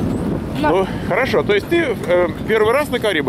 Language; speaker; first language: Russian; native; Russian